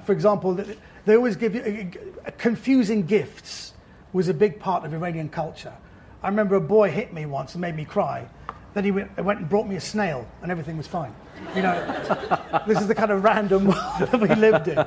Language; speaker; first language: English; native; English